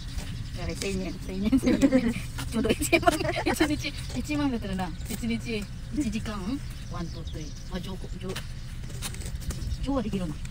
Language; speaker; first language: Japanese; non-native, fluent; Filipino